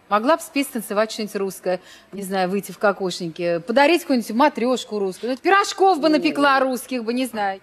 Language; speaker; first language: Russian; native; Russian